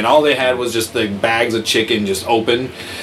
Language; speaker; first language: English; native; English